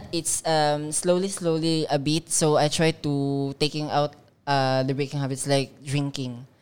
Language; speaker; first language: English; non-native, local second language; Filipino